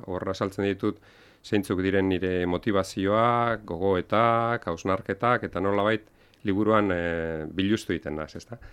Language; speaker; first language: Basque; non-native, local second language; Spanish